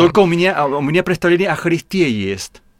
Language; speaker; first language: Russian; non-native, learner; Spanish